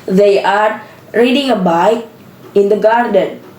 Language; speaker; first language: English; non-native, learner; Indonesian